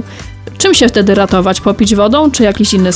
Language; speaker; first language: Polish; native; Polish